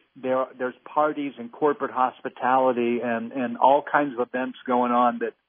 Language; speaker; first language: English; native; English